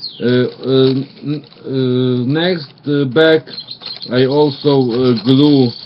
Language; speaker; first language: English; non-native, learner; Russian